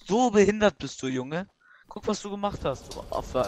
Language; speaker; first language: German; native; German